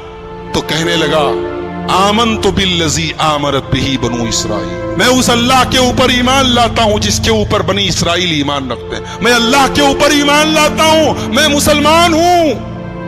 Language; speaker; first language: Urdu; native; Urdu